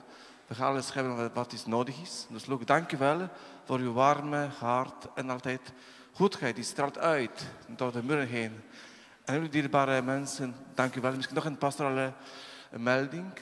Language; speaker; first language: Dutch; non-native, learner; Polish